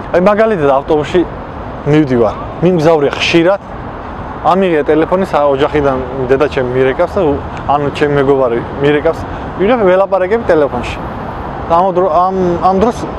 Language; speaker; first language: Georgian; non-native, local second language; Azerbaijani